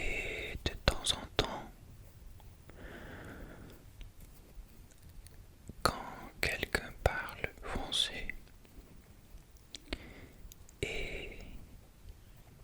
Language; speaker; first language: French; non-native, fluent; English